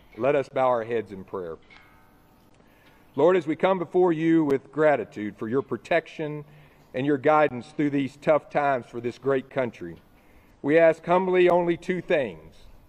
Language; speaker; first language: English; native; English